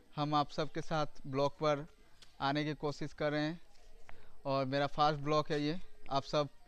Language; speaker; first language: Hindi; non-native, local second language; Sylheti